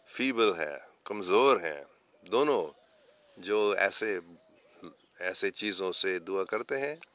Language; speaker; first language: Hindi; non-native, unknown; English